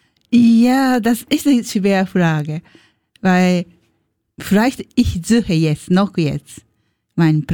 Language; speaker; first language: German; non-native, learner; Japanese